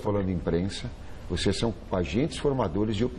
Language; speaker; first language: Portuguese; native; Portuguese